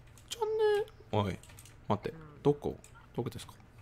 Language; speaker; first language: Japanese; non-native, learner; English